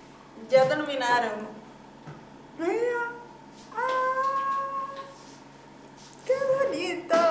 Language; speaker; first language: Spanish; native; Spanish